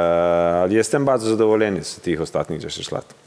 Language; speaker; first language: Polish; non-native, learner; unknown